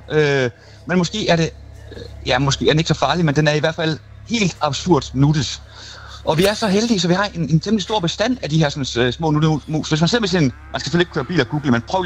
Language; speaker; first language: Danish; native; Danish